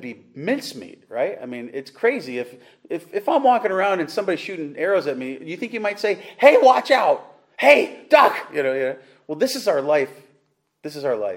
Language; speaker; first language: English; native; English